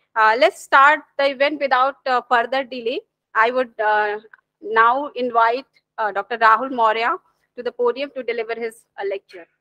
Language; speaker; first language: English; non-native, local second language; Hindi